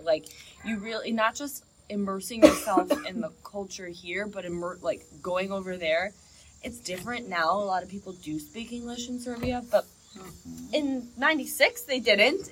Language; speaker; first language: English; early bilingual, other home language; Serbian